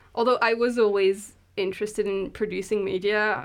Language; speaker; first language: English; non-native, fluent; French